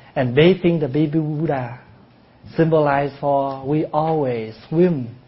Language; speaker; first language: English; non-native, fluent; Vietnamese